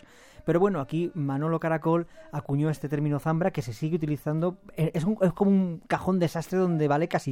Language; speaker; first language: Spanish; native; Spanish